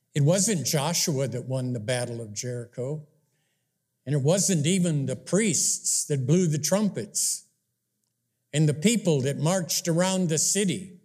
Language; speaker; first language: English; native; English